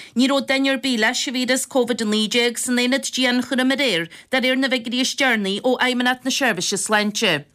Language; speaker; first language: Irish; native; Irish